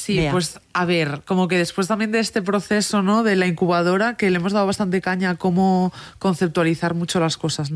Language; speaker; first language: Spanish; native; Spanish